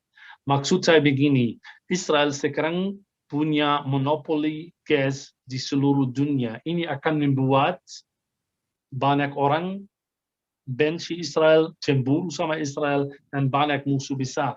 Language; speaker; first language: Indonesian; non-native, fluent; Arabic